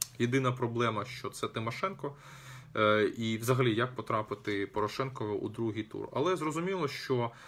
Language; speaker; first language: Ukrainian; non-native, local second language; Russian